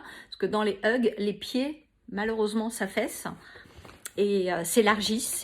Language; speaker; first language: French; native; French